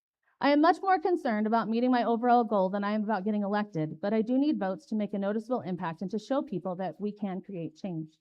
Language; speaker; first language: English; native; English